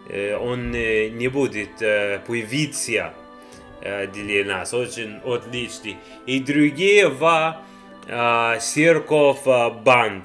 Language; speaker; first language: Russian; non-native, learner; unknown